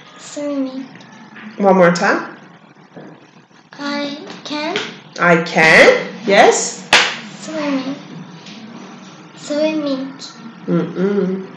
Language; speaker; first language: English; non-native, learner; Turkish